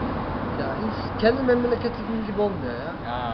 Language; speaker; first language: Turkish; early bilingual, heritage; Turkish